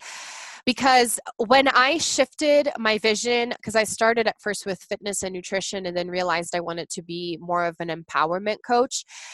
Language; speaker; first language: English; non-native, fluent; Portuguese